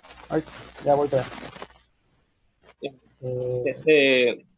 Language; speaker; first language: Spanish; native; Spanish